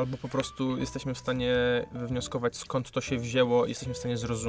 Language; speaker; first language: Polish; native; Polish